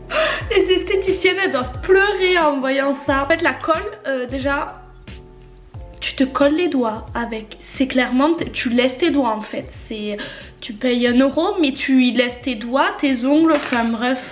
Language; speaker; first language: French; native; French